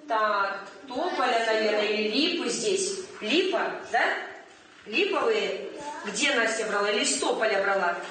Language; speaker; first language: Russian; native; Russian